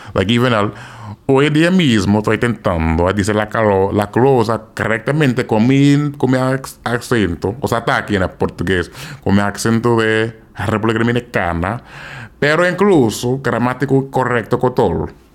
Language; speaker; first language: Spanish; non-native, fluent; English